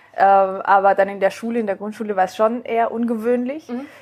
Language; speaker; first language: German; early bilingual, other home language; Spanish